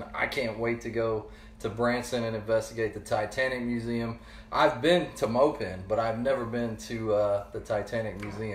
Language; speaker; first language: English; native; English